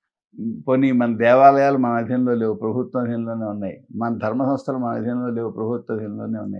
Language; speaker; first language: Telugu; native; Telugu